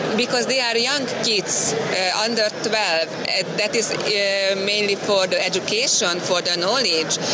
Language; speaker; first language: English; non-native, learner; Hungarian